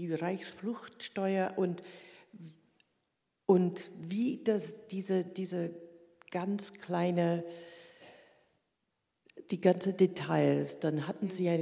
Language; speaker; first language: German; early bilingual, heritage; German